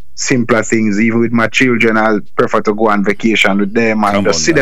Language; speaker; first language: English; non-native, local second language; Jamaican Creole English